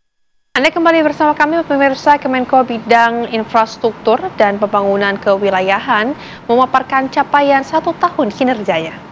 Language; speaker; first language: Indonesian; native; Indonesian